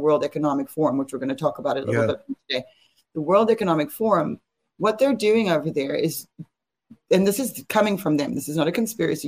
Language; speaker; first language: English; native; English